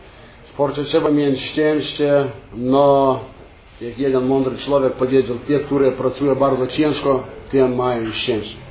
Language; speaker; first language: Polish; non-native, fluent; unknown